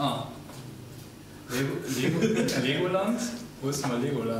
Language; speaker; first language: Japanese; non-native, fluent; German